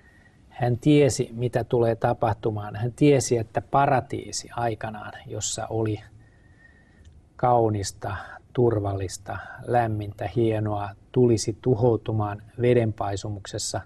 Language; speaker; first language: Finnish; native; Finnish